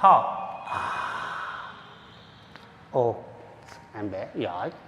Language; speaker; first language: Vietnamese; non-native, learner; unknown